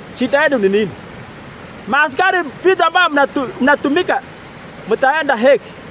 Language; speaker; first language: Swahili; non-native, local second language; Kalenjin